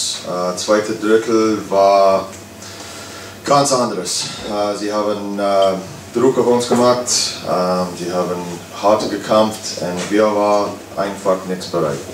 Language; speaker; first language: German; non-native, fluent; English